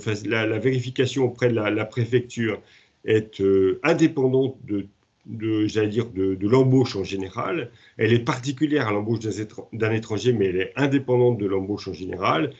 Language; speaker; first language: French; native; French